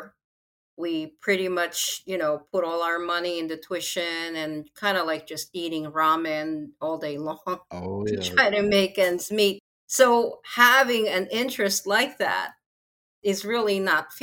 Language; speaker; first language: English; non-native, local second language; Filipino